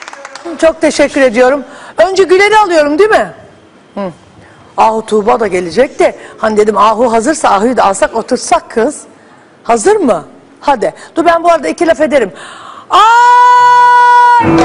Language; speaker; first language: Turkish; native; Turkish